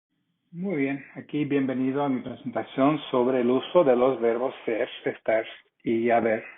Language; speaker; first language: Spanish; non-native, fluent; English